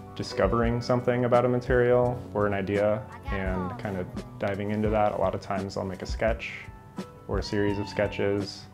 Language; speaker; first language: English; native; English